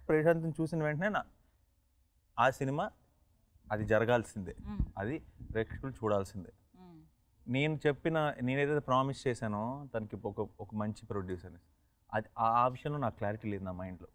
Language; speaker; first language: Telugu; native; Telugu